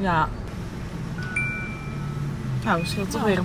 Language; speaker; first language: Dutch; native; Dutch